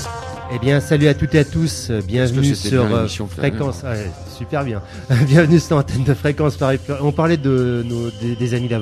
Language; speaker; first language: French; native; French